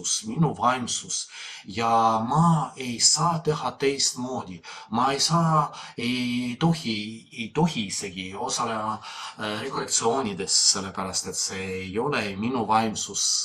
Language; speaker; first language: Estonian; non-native, fluent; Polish